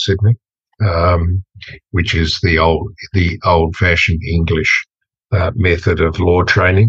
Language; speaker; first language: English; native; English